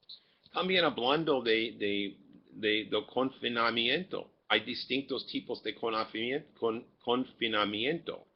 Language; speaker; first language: Spanish; non-native, fluent; English